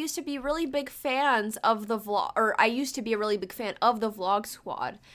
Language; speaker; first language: English; early bilingual, other home language; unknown